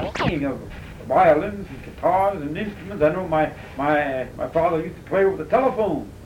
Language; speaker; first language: English; early bilingual, other home language; German